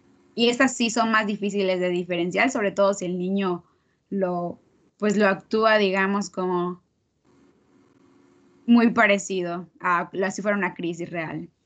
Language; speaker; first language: Spanish; native; Spanish